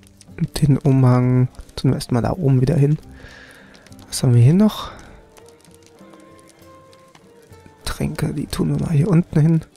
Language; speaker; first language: German; native; German